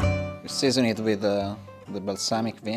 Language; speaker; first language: English; non-native, learner; Italian